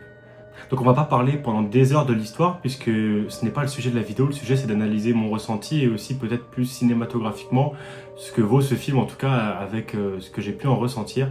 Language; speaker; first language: French; native; French